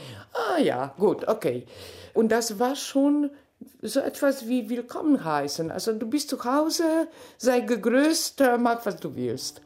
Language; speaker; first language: German; non-native, fluent; Polish